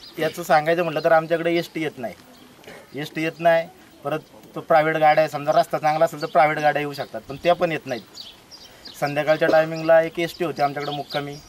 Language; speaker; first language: Marathi; native; Marathi